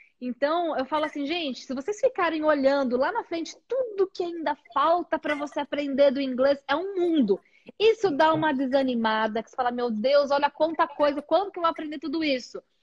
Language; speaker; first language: Portuguese; native; Portuguese